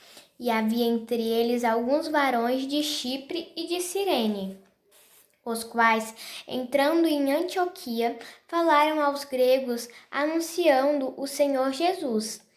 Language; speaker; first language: Portuguese; native; Portuguese